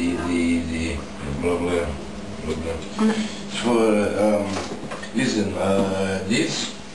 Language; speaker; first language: English; non-native, learner; Polish